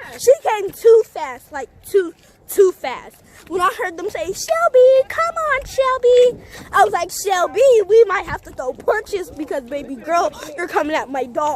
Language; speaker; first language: English; native; English